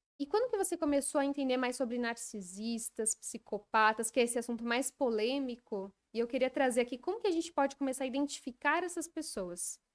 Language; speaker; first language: Portuguese; native; Portuguese